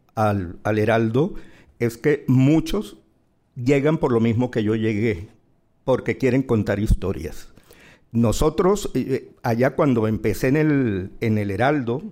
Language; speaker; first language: Spanish; native; Spanish